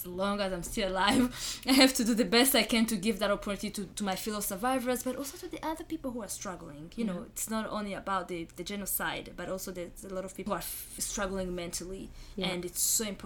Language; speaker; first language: English; non-native, local second language; Kinyarwanda